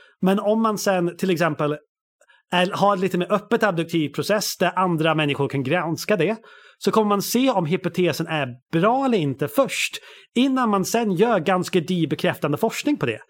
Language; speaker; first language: Swedish; non-native, fluent; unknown